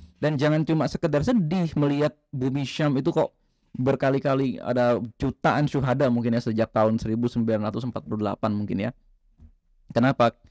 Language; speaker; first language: Indonesian; native; Indonesian